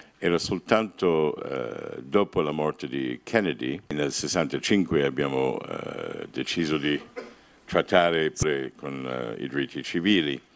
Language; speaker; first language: Italian; non-native, fluent; English